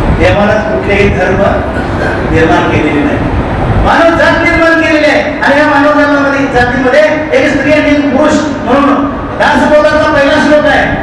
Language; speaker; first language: Marathi; non-native, local second language; Urdu